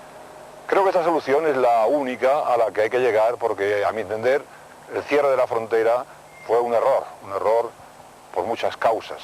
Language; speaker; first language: Spanish; native; Spanish